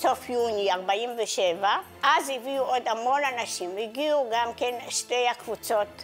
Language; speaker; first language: Hebrew; non-native, fluent; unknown